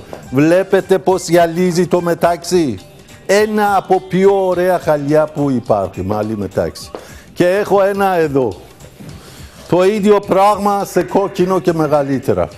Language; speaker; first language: Greek; non-native, fluent; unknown